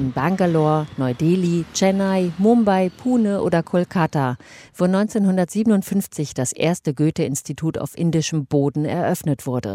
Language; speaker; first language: German; native; German